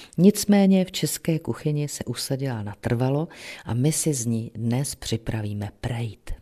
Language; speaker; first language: Czech; native; Czech